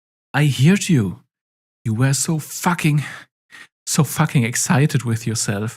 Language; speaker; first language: English; native; English